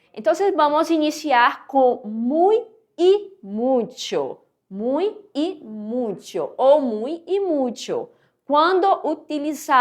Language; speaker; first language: Spanish; non-native, fluent; Portuguese